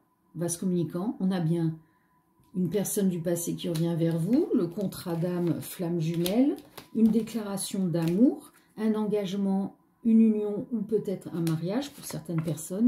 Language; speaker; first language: French; native; French